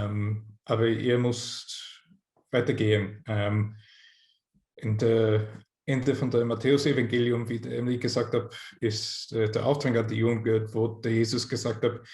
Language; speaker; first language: German; non-native, fluent; English